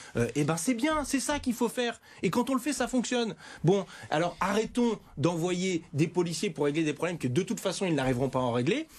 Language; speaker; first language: French; native; French